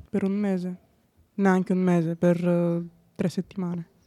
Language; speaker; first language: Italian; non-native, fluent; Bulgarian